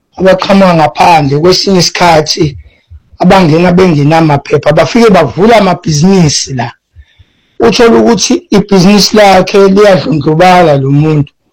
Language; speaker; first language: Zulu; native; Zulu